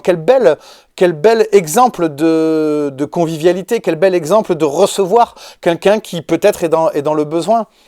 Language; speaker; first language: French; native; French